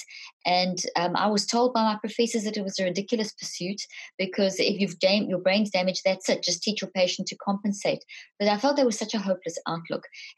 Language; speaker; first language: English; native; English